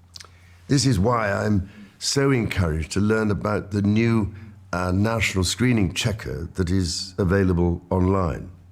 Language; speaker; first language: English; native; English